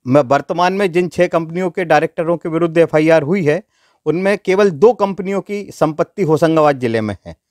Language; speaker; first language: Hindi; native; Hindi